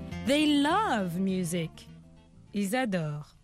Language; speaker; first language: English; non-native, fluent; French